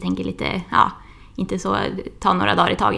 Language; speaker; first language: Swedish; native; Swedish